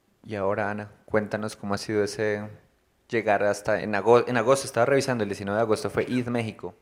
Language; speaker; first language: Spanish; native; Spanish